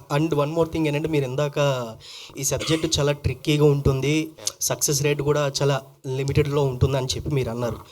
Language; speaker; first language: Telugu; native; Telugu